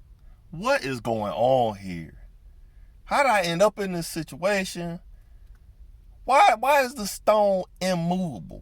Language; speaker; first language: English; native; English